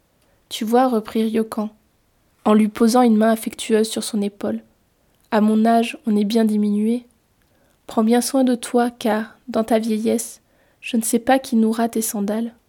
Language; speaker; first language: French; native; French